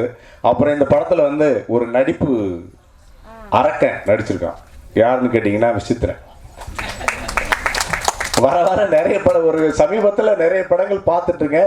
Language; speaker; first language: Tamil; native; Tamil